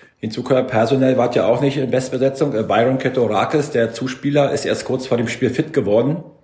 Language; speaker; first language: German; native; German